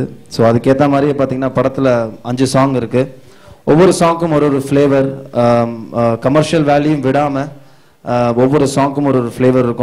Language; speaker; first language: Tamil; native; Tamil